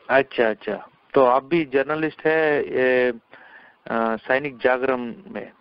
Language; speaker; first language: Hindi; non-native, local second language; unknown